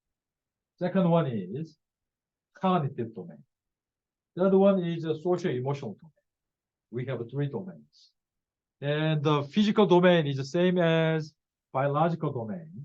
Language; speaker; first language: English; non-native, fluent; Korean